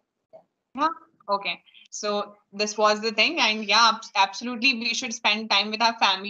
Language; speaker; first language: English; non-native, local second language; Hindi